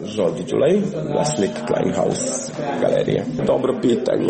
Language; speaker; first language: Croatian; non-native, local second language; Hungarian